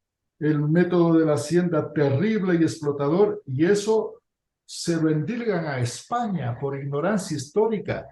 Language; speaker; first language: Spanish; native; Spanish